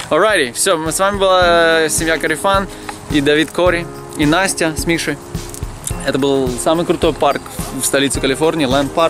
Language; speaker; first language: Russian; native; Russian